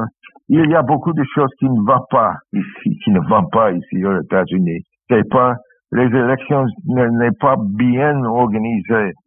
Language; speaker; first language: French; non-native, fluent; English